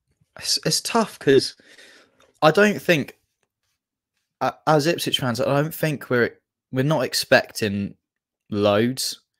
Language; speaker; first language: English; native; English